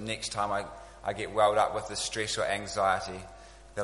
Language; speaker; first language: English; native; English